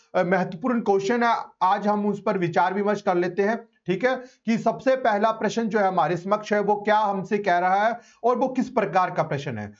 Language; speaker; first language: Hindi; non-native, local second language; Punjabi